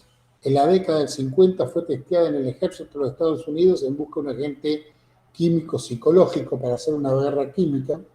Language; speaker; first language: Spanish; native; Spanish